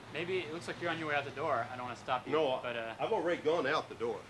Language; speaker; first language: English; native; English